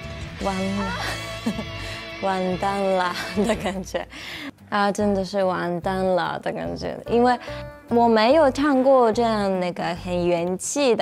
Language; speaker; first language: Chinese; non-native, learner; Japanese